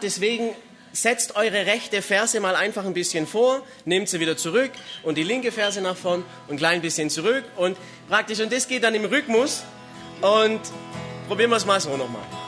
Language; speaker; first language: German; native; German